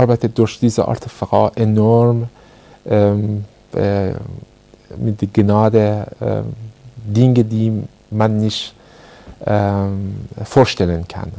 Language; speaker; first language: German; non-native, fluent; Persian